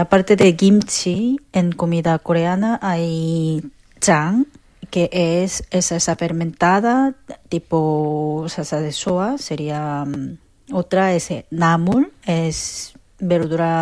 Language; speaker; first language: Spanish; non-native, learner; Korean